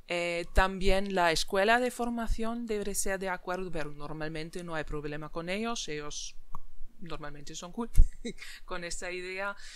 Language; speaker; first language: Spanish; non-native, fluent; German